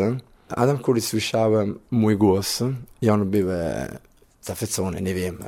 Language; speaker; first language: Polish; non-native, learner; Italian